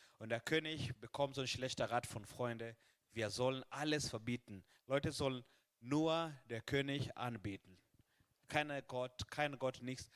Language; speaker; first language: German; non-native, fluent; Swahili